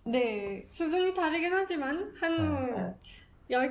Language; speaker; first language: Korean; non-native, fluent; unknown